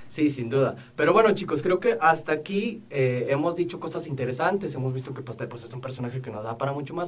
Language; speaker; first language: Spanish; native; Spanish